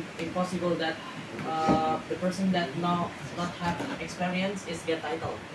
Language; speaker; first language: English; non-native, learner; Indonesian